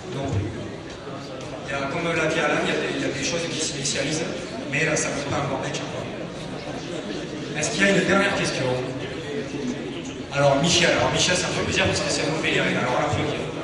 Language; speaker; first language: French; native; French